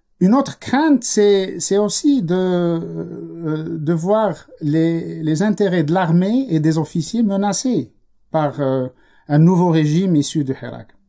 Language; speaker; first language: French; non-native, local second language; Arabic